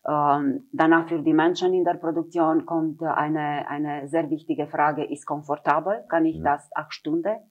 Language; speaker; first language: German; non-native, fluent; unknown